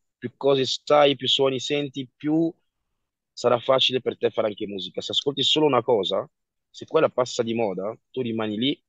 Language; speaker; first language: Italian; early bilingual, other home language; French